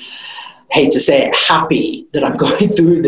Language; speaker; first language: English; native; English